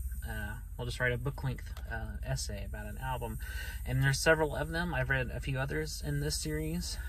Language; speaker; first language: English; native; English